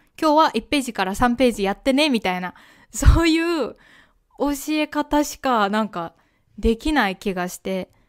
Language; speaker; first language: Japanese; native; Japanese